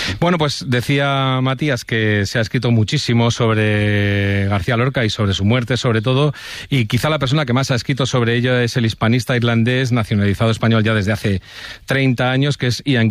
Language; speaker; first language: Spanish; native; Spanish